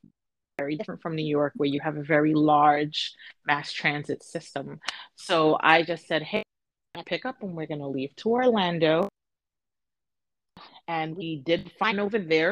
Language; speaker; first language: English; native; English